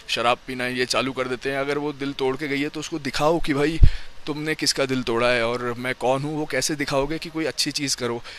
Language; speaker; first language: Hindi; native; Hindi